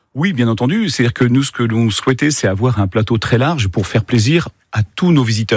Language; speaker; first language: French; native; French